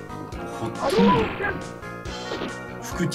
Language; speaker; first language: Japanese; native; Japanese